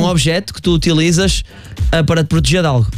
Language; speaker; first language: Portuguese; native; Portuguese